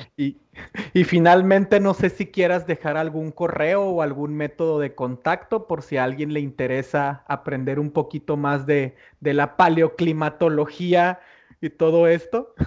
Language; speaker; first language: Spanish; native; Spanish